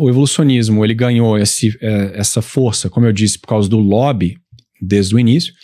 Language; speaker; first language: Portuguese; native; Portuguese